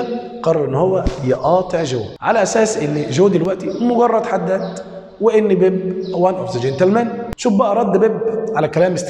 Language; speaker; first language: Arabic; native; Arabic